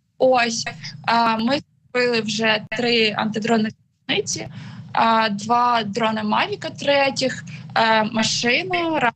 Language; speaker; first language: Ukrainian; native; Ukrainian